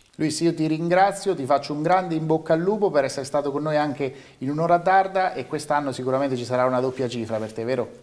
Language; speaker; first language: Italian; native; Italian